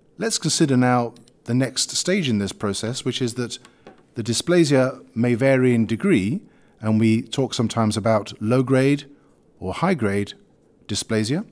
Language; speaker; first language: English; native; English